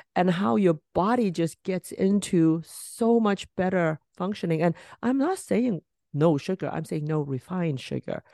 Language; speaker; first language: English; non-native, local second language; Cantonese